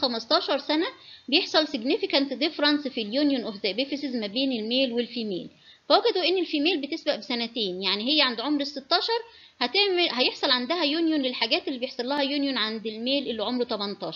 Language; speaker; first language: Arabic; native; Arabic